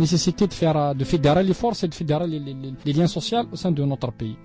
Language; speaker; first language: French; non-native, local second language; Arabic